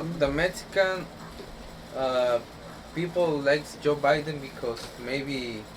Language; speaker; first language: English; non-native, learner; Spanish